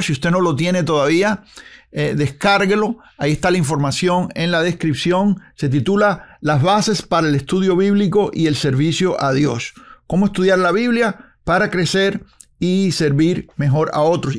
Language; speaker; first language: Spanish; native; Spanish